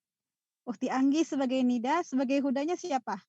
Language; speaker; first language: Indonesian; native; Indonesian